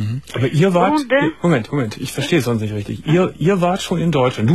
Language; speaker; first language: German; native; German